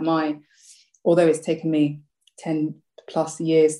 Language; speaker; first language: English; native; English